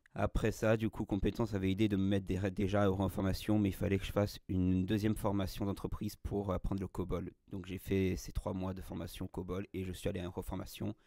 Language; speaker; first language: French; native; French